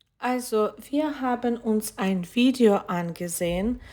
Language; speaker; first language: German; non-native, fluent; Ukrainian